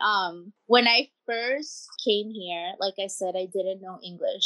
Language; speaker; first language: English; early bilingual, other home language; Spanish